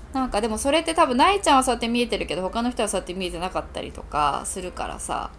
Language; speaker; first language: Japanese; native; Japanese